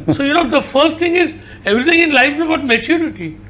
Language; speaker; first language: English; non-native, local second language; Hindi